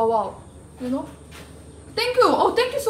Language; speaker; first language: English; non-native, learner; Korean